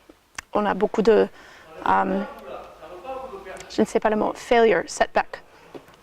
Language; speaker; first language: French; non-native, fluent; English